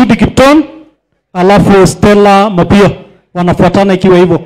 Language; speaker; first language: Swahili; non-native, local second language; Kalenjin